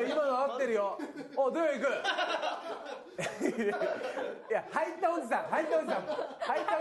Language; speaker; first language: Japanese; native; Japanese